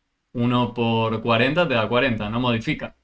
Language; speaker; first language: Spanish; native; Spanish